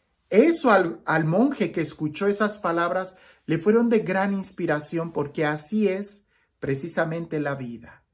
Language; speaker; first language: Spanish; native; Spanish